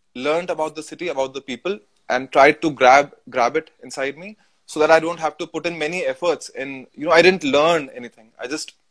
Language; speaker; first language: English; non-native, local second language; Hindi